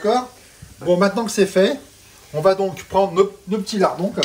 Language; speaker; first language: French; native; French